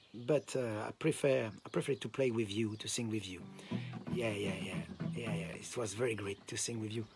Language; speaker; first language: English; non-native, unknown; French